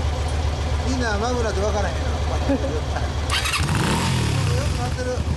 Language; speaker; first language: Japanese; native; Japanese